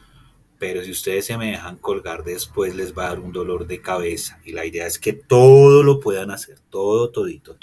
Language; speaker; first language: Spanish; native; Spanish